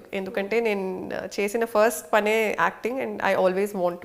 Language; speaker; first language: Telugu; non-native, fluent; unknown